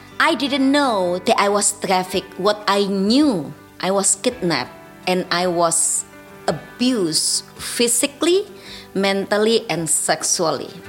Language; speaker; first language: English; non-native, fluent; Indonesian